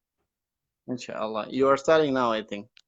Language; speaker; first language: English; non-native, learner; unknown